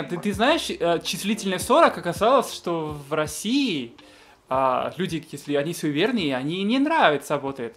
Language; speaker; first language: Russian; non-native, fluent; Spanish